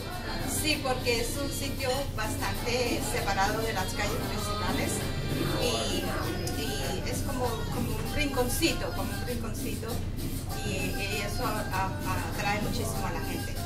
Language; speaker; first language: Spanish; early bilingual, other home language; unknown